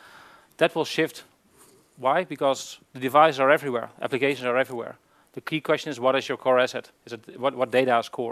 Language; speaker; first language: English; non-native, fluent; Dutch